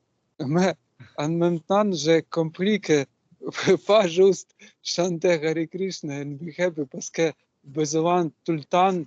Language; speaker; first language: French; non-native, learner; Russian